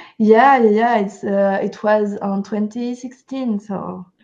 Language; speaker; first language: English; non-native, fluent; French